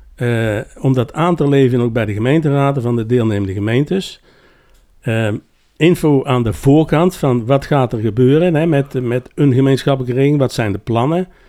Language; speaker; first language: Dutch; native; Dutch